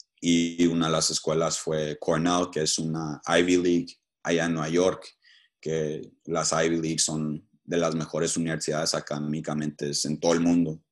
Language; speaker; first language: Spanish; early bilingual, heritage; Spanish